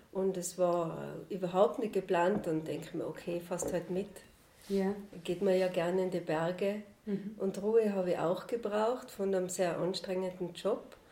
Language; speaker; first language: German; native; German